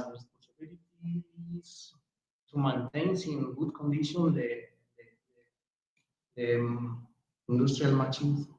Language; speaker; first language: English; non-native, learner; Spanish